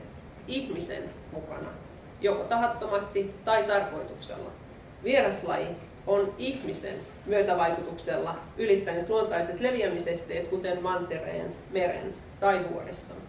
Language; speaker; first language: Finnish; native; Finnish